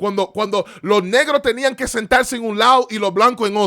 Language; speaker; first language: Spanish; early bilingual, heritage; Spanish